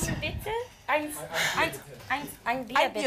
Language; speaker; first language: German; non-native, learner; English